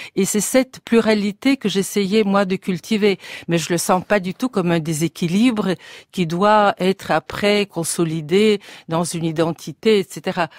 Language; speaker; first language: French; non-native, fluent; Bulgarian